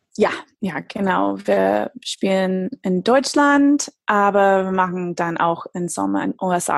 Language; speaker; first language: German; non-native, fluent; English